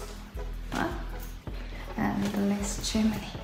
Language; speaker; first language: English; non-native, learner; Chinese